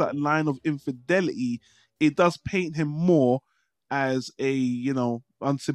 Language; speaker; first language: English; native; English